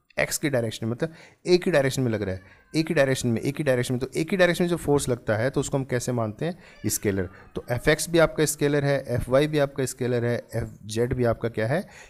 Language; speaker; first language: Hindi; native; Hindi